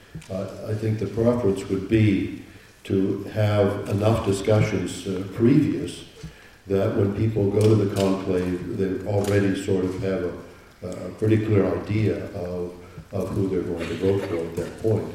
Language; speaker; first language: English; native; English